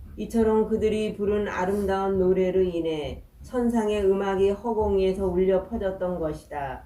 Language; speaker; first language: Korean; native; Korean